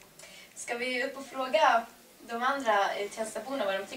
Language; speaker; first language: Swedish; native; Swedish